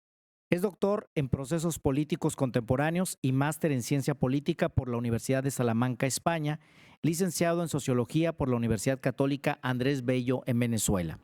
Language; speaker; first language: Spanish; native; Spanish